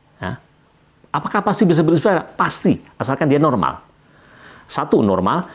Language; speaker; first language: Indonesian; non-native, local second language; Javanese